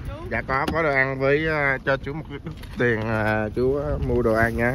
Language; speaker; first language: Vietnamese; native; Vietnamese